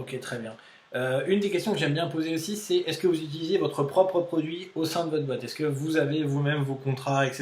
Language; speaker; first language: French; native; French